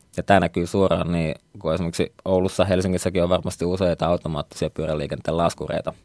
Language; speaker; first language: Finnish; native; Finnish